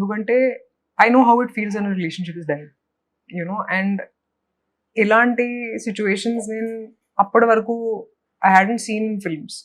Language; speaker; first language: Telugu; non-native, fluent; Hindi